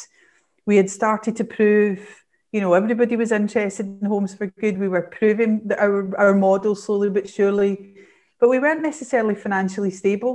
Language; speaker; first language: English; native; English